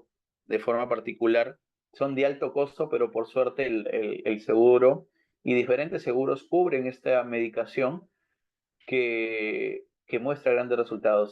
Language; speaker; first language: Spanish; native; Spanish